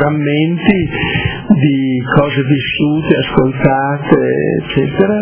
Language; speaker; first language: Italian; native; Italian